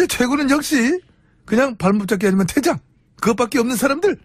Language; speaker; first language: Korean; native; Korean